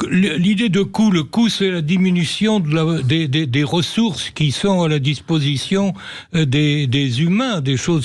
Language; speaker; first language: French; native; French